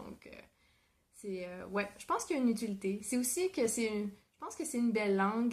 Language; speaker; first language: French; native; French